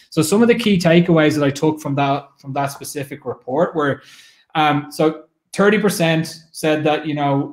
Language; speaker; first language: English; native; English